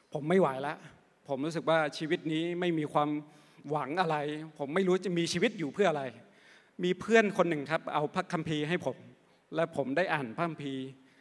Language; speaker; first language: Thai; non-native, local second language; Akha